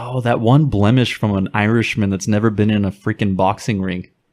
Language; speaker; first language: English; native; English